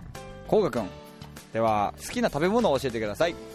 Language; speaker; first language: Japanese; native; Japanese